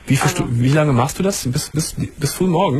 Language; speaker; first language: German; native; German